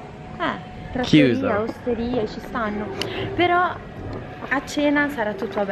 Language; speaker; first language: Italian; native; Italian